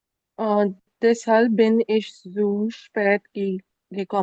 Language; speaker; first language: German; non-native, learner; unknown